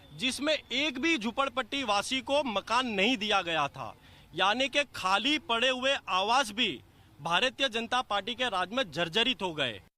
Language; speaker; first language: Hindi; non-native, local second language; Gujarati